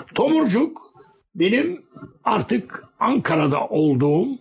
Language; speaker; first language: Turkish; native; Turkish